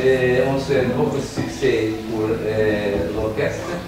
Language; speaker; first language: French; non-native, learner; Hungarian